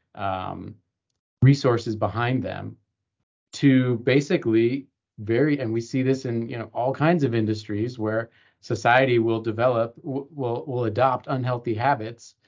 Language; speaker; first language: English; native; English